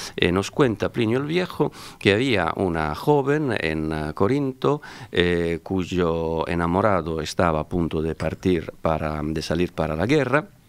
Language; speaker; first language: Spanish; non-native, fluent; Italian